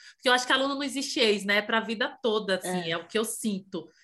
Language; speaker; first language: Portuguese; native; Portuguese